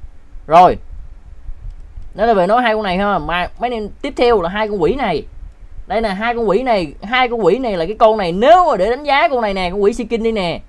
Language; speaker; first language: Vietnamese; native; Vietnamese